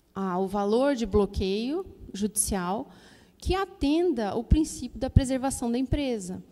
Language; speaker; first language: Portuguese; native; Portuguese